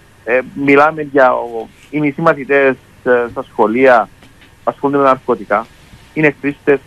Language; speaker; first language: Greek; native; Greek